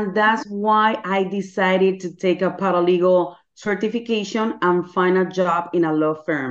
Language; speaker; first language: English; non-native, fluent; Spanish